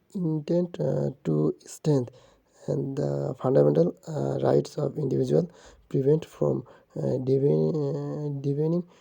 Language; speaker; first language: English; non-native, local second language; Bangla